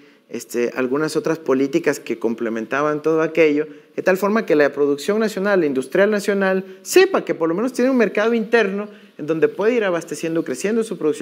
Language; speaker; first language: Spanish; native; Spanish